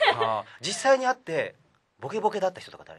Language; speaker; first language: Japanese; native; Japanese